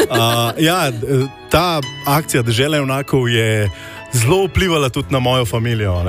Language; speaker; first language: Slovenian; native; Slovenian